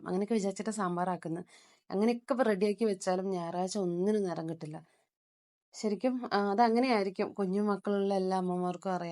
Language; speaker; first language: Malayalam; native; Malayalam